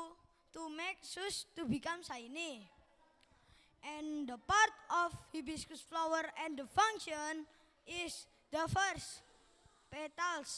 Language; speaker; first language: English; non-native, learner; Indonesian